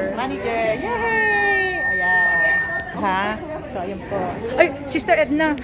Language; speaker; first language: Filipino; non-native, local second language; Iloko